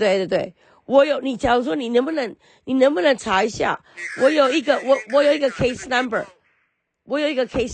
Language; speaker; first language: Chinese; early bilingual, heritage; Chinese